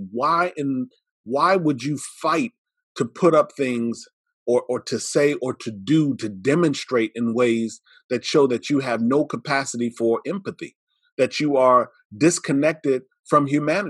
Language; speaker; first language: English; native; English